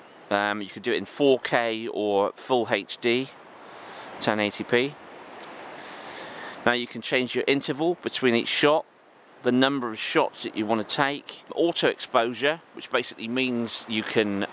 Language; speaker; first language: English; native; English